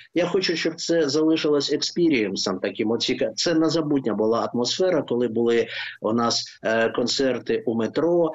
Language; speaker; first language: Ukrainian; non-native, local second language; Russian